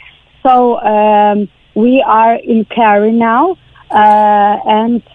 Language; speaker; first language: English; non-native, learner; Ukrainian